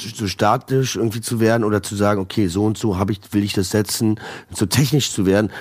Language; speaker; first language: German; early bilingual, heritage; Croatian